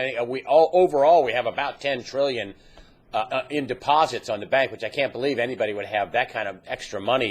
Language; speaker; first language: English; native; English